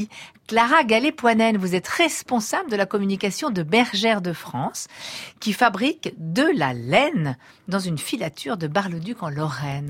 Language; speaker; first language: French; native; French